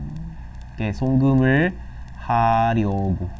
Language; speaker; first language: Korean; non-native, learner; Filipino